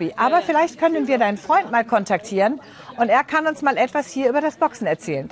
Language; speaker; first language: German; native; German